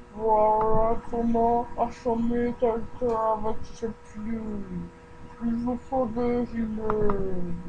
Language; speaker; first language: French; native; French